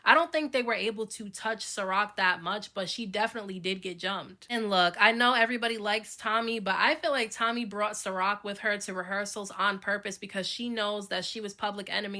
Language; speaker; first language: English; native; English